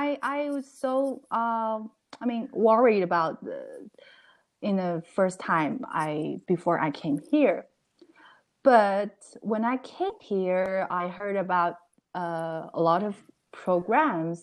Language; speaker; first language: English; non-native, learner; Chinese